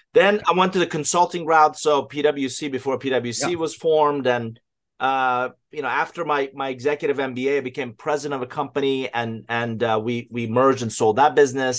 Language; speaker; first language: English; non-native, fluent; Persian